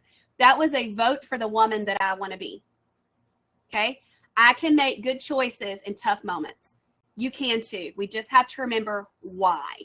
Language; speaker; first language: English; native; English